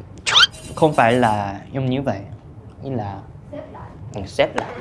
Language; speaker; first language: Vietnamese; non-native, fluent; Korean